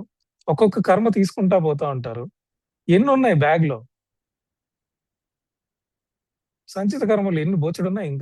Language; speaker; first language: Telugu; native; Telugu